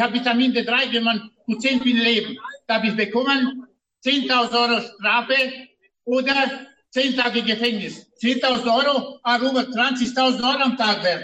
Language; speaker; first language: German; non-native, fluent; Romanian